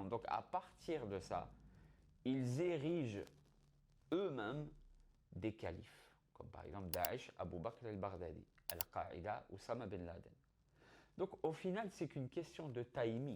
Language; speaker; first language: French; native; French